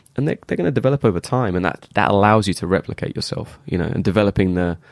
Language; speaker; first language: English; native; English